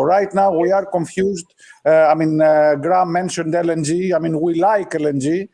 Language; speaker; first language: English; non-native, fluent; Greek